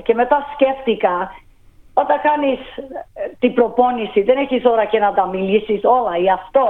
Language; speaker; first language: Greek; early bilingual, heritage; Greek